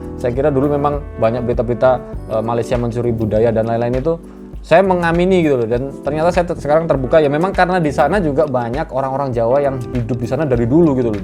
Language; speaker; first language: Indonesian; non-native, local second language; Javanese